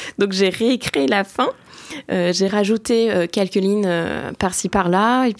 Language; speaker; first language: French; early bilingual, other home language; Turkish